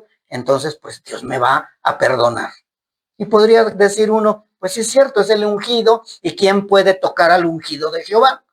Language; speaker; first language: Spanish; native; Spanish